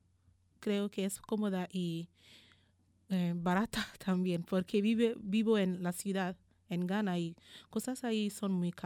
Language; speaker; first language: Spanish; non-native, learner; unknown